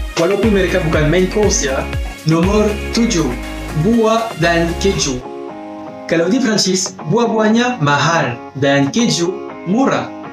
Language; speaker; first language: Indonesian; non-native, fluent; French